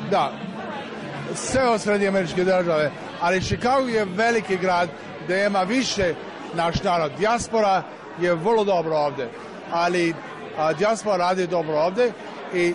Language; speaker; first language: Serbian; early bilingual, heritage; English